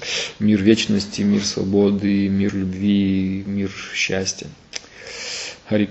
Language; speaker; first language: Russian; native; Russian